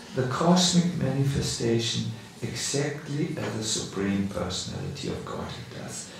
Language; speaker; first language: English; non-native, fluent; German